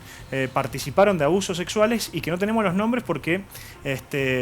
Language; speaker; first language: Spanish; native; Spanish